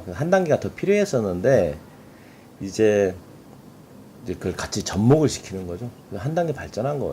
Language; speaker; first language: Korean; native; Korean